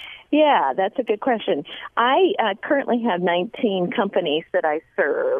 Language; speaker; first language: English; early bilingual, other home language; Spanish